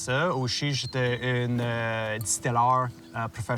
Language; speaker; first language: French; non-native, local second language; English